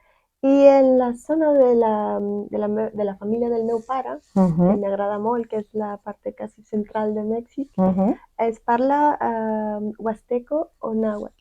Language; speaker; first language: Catalan; non-native, fluent; Spanish